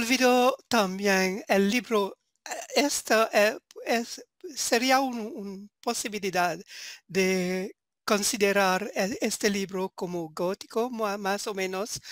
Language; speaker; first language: Spanish; non-native, fluent; French